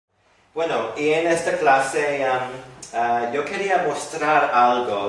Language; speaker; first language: Spanish; non-native, fluent; English